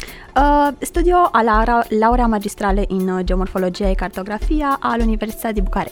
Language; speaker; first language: Italian; non-native, fluent; Romanian